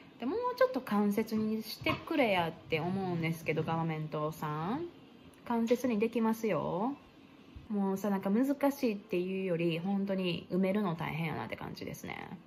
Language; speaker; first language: Japanese; native; Japanese